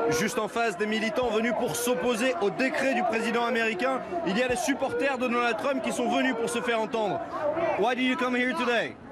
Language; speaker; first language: French; native; French